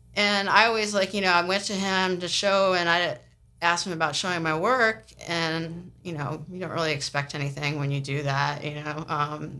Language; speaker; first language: English; native; English